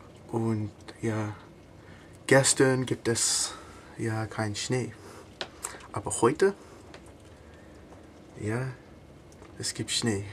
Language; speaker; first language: German; non-native, learner; English